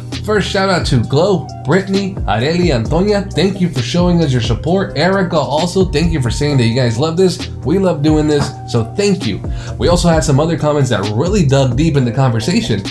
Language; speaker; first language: English; early bilingual, other home language; Spanish